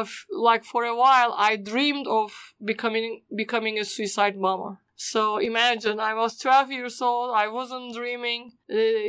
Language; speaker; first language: English; non-native, fluent; Turkish